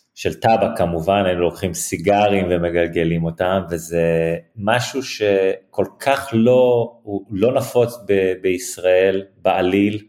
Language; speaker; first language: Hebrew; early bilingual, heritage; Hebrew